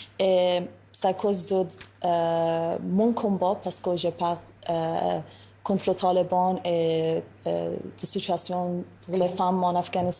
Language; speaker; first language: French; non-native, learner; Persian